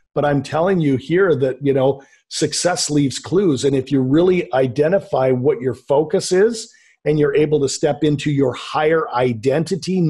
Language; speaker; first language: English; native; English